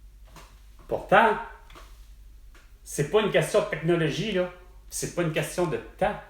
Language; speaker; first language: French; native; French